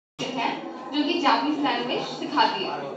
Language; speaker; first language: Hindi; native; Hindi